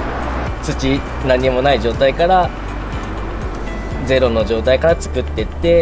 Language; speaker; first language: Japanese; native; Japanese